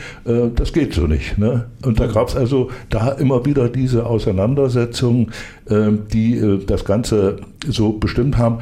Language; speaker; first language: German; native; German